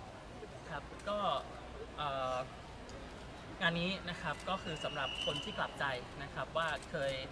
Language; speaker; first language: Thai; native; Thai